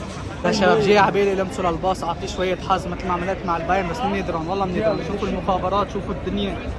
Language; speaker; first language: Arabic; native; Arabic